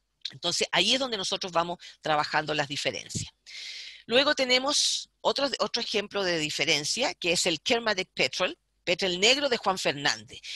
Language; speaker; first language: Spanish; native; Spanish